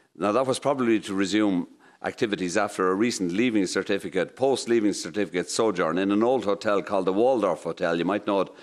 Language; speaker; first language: English; native; English